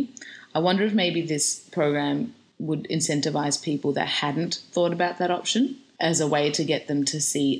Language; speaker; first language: English; native; English